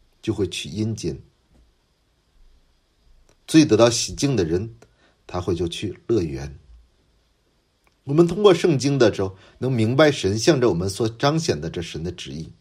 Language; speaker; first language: Chinese; non-native, fluent; Korean